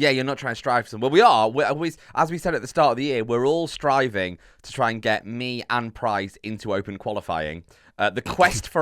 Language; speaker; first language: English; native; English